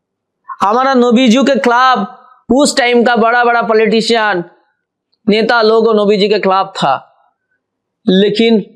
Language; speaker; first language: Hindi; non-native, local second language; Bangla